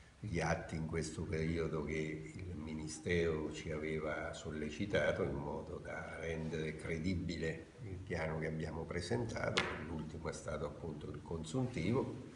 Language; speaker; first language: Italian; native; Italian